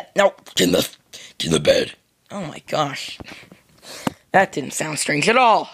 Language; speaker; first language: English; native; English